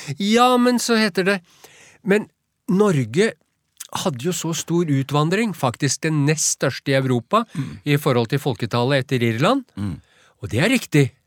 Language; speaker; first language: Norwegian; native; Norwegian